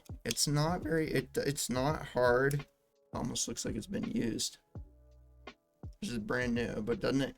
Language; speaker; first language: English; native; English